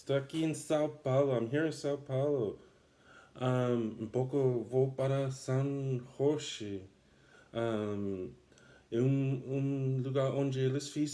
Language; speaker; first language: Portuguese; non-native, fluent; English